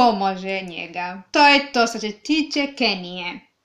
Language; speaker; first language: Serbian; non-native, learner; English